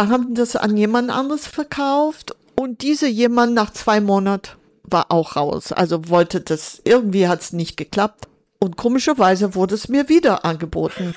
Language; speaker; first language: German; non-native, fluent; Portuguese